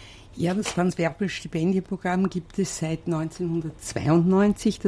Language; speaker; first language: German; native; German